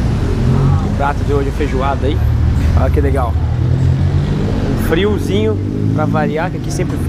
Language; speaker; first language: Portuguese; native; Portuguese